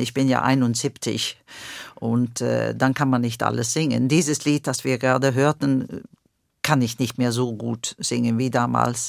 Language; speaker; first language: German; non-native, fluent; Swedish